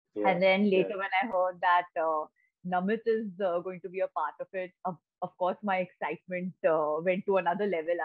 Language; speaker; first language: English; non-native, local second language; Bangla